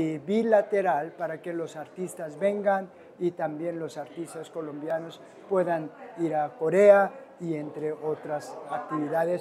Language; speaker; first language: Spanish; non-native, fluent; Korean